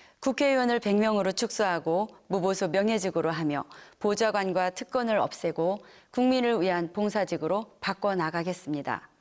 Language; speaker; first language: Korean; native; Korean